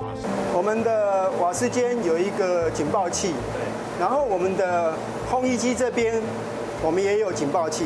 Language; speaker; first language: Chinese; native; Chinese